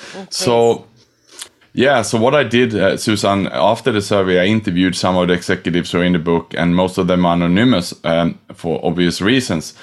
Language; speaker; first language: English; non-native, fluent; Swedish